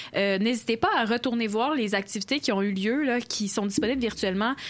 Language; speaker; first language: French; native; French